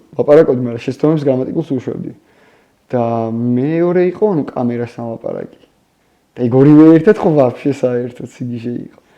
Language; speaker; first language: Georgian; native; Georgian